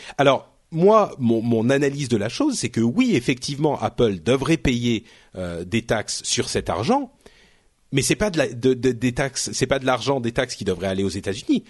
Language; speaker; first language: French; native; French